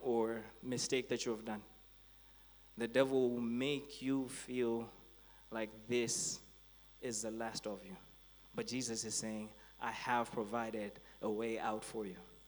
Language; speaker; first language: English; non-native, local second language; Nyanja